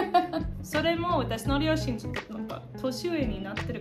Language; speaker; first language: Japanese; non-native, fluent; English